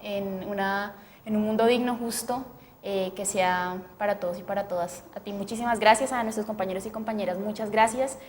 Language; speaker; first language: Spanish; native; Spanish